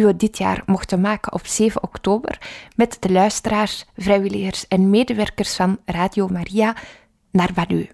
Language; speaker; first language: Dutch; native; Dutch